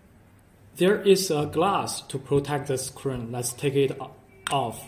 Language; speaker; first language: English; non-native, learner; Chinese